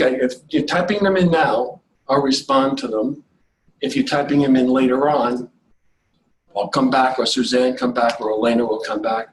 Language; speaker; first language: English; native; English